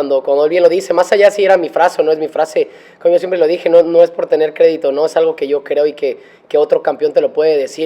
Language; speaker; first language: Spanish; native; Spanish